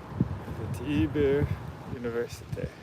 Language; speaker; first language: Turkish; non-native, learner; English